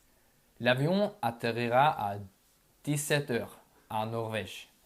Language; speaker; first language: French; non-native, learner; Norwegian